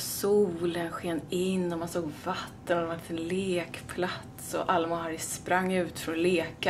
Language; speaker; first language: Swedish; native; Swedish